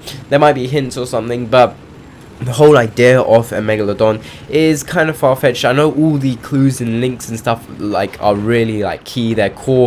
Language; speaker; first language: English; native; English